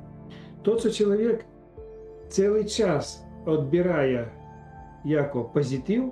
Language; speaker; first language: Polish; non-native, fluent; Ukrainian